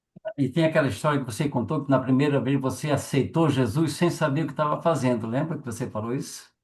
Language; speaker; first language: Portuguese; native; Portuguese